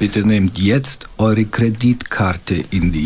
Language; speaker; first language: German; non-native, learner; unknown